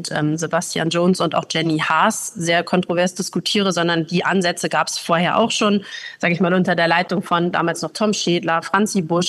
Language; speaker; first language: German; native; German